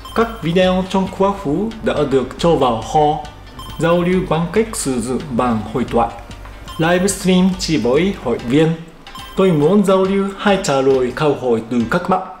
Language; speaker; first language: Vietnamese; non-native, fluent; Japanese